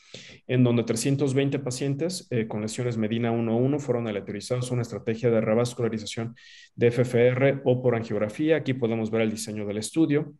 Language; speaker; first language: Spanish; native; Spanish